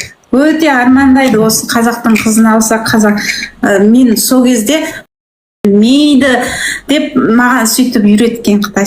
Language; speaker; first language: Kazakh; early bilingual, heritage; Kazakh